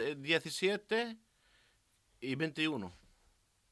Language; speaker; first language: Spanish; non-native, learner; Arabic